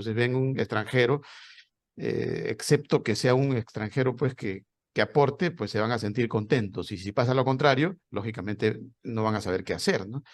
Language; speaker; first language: Spanish; native; Spanish